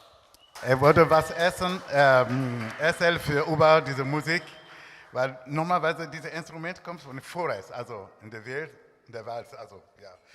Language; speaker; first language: German; non-native, learner; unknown